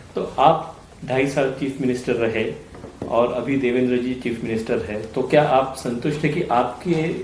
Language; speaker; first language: Hindi; non-native, local second language; Marathi